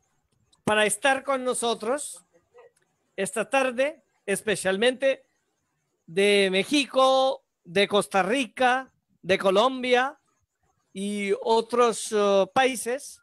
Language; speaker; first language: Spanish; non-native, learner; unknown